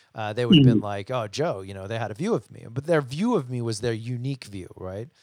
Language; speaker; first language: English; native; English